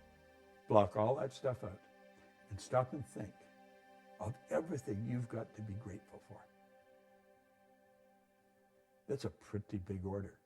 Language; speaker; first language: English; native; English